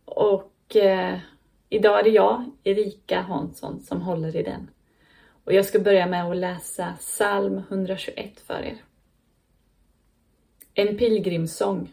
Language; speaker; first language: Swedish; native; Swedish